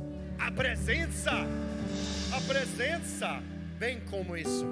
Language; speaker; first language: Portuguese; non-native, learner; English